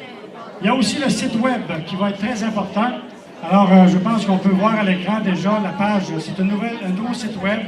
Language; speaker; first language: French; native; French